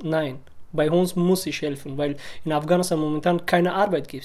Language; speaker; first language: German; non-native, learner; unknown